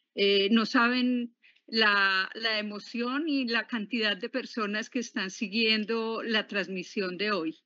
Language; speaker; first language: Spanish; native; Spanish